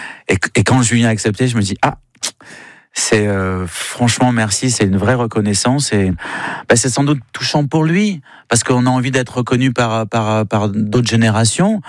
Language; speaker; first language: French; native; French